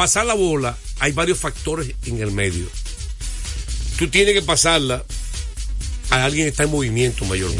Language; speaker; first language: Spanish; native; Spanish